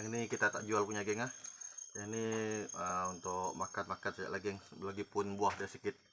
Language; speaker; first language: Malay; non-native, local second language; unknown